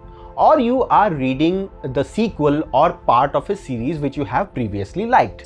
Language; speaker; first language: English; non-native, local second language; Hindi